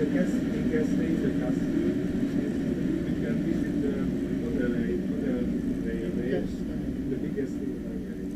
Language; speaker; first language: English; non-native, learner; Hungarian